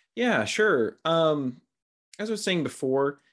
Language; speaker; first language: English; native; English